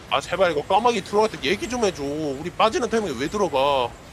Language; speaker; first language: Korean; native; Korean